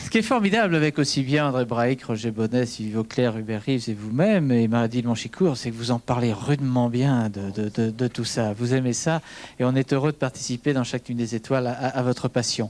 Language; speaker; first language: French; native; French